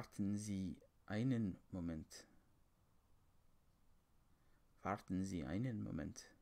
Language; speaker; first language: German; non-native, learner; English